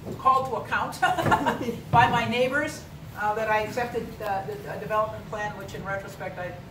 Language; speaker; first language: English; native; English